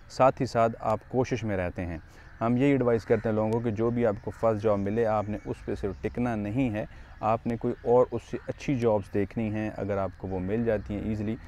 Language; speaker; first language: Urdu; non-native, local second language; Punjabi